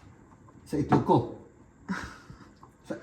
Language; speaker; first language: Filipino; native; Filipino